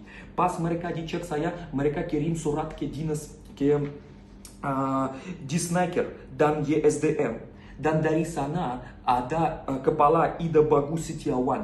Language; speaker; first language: Indonesian; non-native, learner; Russian